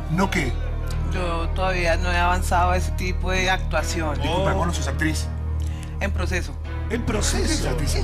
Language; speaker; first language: Spanish; native; Spanish